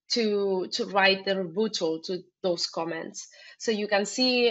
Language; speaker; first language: English; non-native, fluent; Spanish